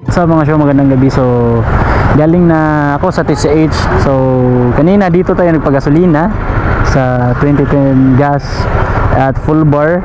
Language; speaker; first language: Filipino; non-native, local second language; Cebuano